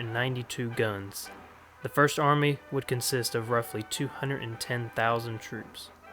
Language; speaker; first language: English; native; English